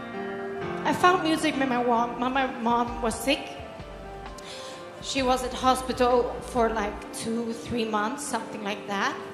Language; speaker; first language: English; non-native, fluent; Swedish